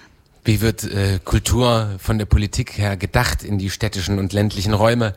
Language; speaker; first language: German; native; German